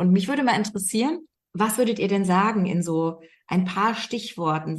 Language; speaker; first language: German; native; German